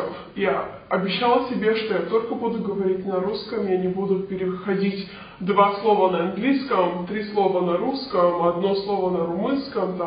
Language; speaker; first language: Russian; early bilingual, heritage; Russian